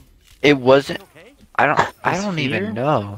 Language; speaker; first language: English; native; English